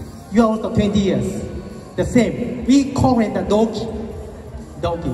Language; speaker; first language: English; non-native, learner; Japanese